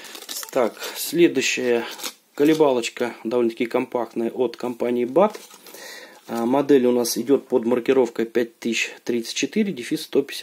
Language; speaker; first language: Russian; native; Russian